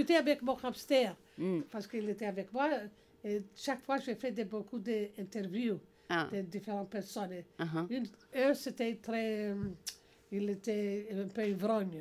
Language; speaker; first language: French; non-native, learner; English